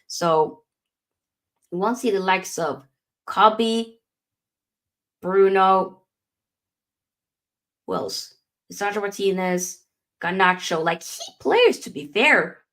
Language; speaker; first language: English; native; English